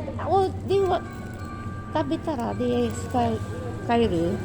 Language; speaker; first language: Japanese; non-native, learner; Filipino